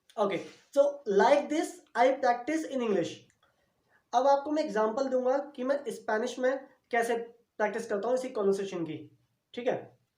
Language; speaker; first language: Hindi; native; Hindi